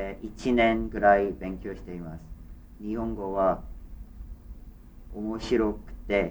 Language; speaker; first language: Japanese; non-native, learner; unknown